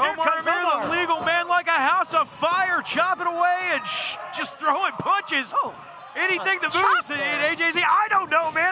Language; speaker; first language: English; native; English